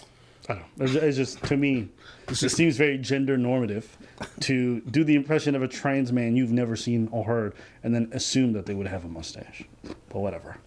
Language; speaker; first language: English; native; English